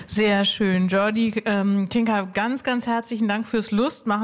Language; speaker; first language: German; native; German